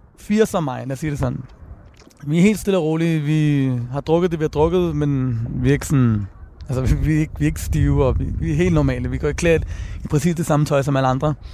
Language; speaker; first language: Danish; early bilingual, other home language; Persian